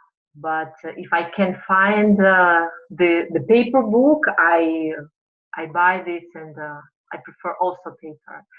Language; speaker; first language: English; non-native, fluent; Russian